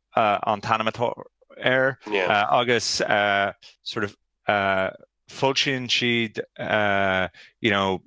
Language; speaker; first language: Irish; non-native, learner; English